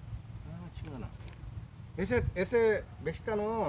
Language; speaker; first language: Spanish; non-native, learner; Korean